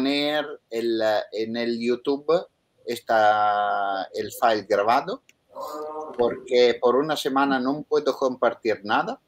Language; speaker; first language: Spanish; non-native, fluent; Italian